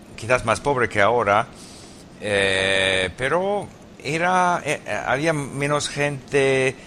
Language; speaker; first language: Spanish; non-native, learner; English